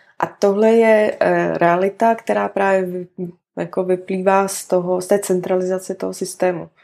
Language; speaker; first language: Czech; native; Czech